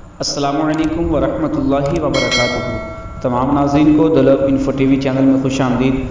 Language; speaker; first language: Urdu; non-native, local second language; Punjabi